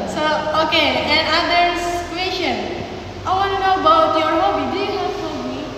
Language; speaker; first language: English; non-native, learner; Indonesian